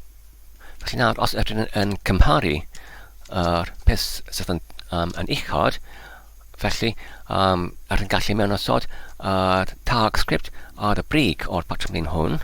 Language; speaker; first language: Welsh; non-native, learner; Polish